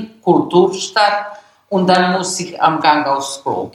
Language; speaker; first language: German; non-native, learner; Bosnian